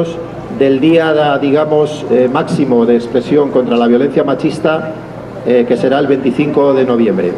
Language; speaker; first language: Spanish; native; Spanish